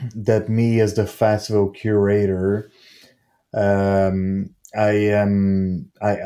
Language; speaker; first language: English; non-native, fluent; Portuguese